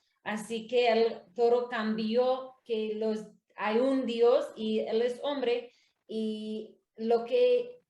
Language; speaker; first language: Spanish; non-native, learner; English